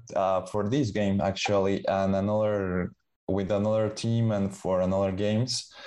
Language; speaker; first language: English; non-native, fluent; Spanish